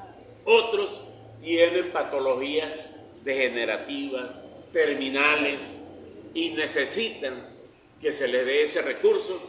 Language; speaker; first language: Spanish; native; Spanish